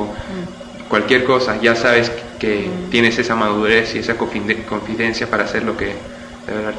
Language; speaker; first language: Spanish; early bilingual, heritage; Spanish